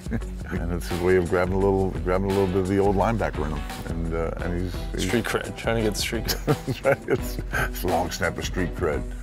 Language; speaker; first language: English; native; English